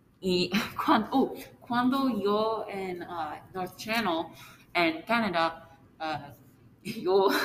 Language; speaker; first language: Spanish; non-native, learner; English